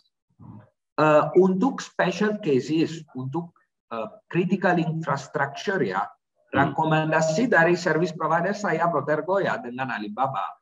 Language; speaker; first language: Indonesian; non-native, learner; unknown